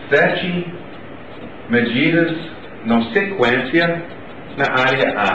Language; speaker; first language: Portuguese; non-native, learner; English